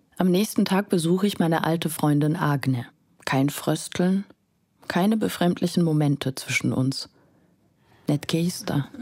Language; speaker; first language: German; non-native, fluent; Lithuanian